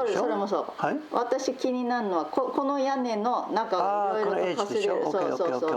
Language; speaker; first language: Japanese; native; Japanese